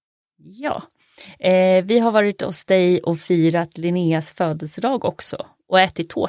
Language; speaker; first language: Swedish; native; Swedish